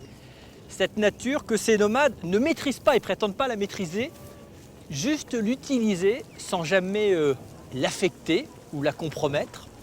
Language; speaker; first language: French; native; French